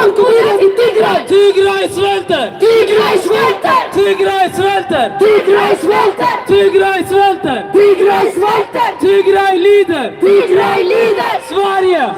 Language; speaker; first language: Swedish; early bilingual, other home language; Tigrinya